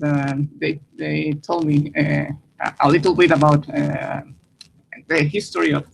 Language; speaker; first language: English; non-native, learner; Spanish